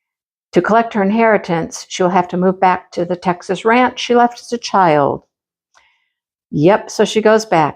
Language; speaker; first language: English; native; English